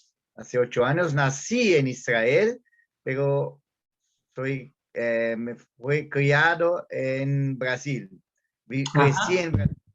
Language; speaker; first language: Spanish; non-native, fluent; Portuguese